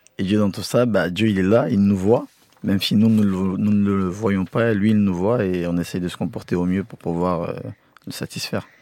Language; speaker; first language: French; early bilingual, other home language; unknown